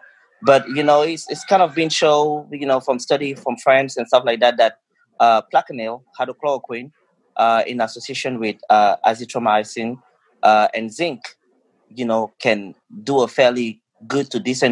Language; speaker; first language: English; non-native, local second language; French